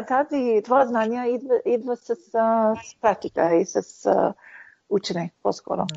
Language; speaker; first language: Bulgarian; early bilingual, heritage; Bulgarian